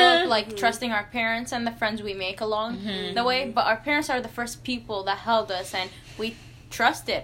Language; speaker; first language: English; non-native, fluent; Arabic